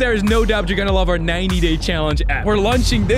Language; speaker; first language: English; native; English